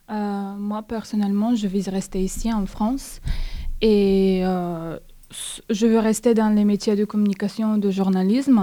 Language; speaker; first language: French; non-native, fluent; Bulgarian